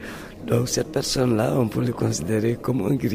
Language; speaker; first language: French; non-native, local second language; Mandingo